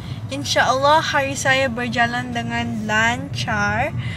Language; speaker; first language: Malay; non-native, local second language; English